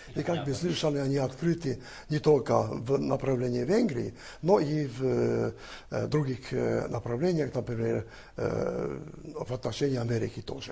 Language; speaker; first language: Russian; non-native, fluent; Hungarian